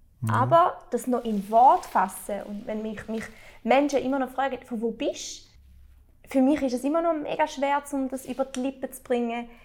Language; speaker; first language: German; early bilingual, other home language; Albanian